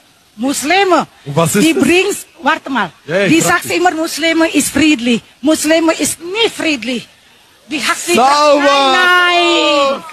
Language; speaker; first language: German; non-native, learner; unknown